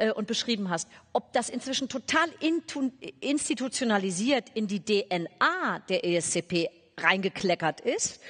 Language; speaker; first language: German; native; German